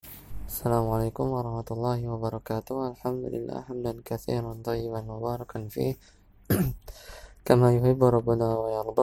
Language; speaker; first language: Arabic; non-native, fluent; Indonesian